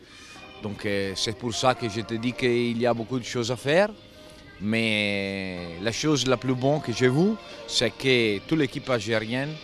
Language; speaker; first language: French; non-native, fluent; Italian